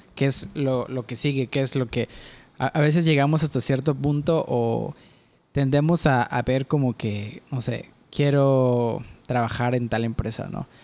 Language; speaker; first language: Spanish; native; Spanish